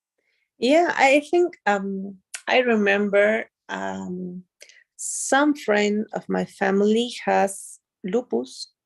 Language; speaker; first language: English; non-native, learner; Spanish